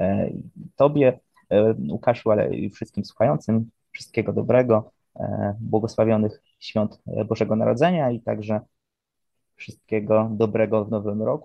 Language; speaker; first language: Polish; native; Polish